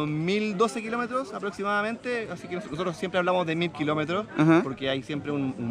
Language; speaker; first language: Spanish; native; Spanish